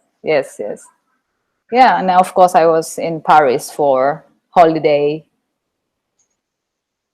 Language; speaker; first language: English; non-native, fluent; Japanese